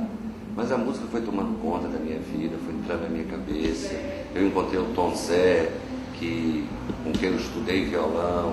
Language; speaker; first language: Portuguese; native; Portuguese